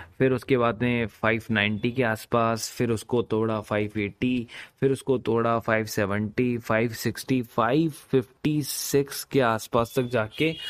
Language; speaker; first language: Hindi; native; Hindi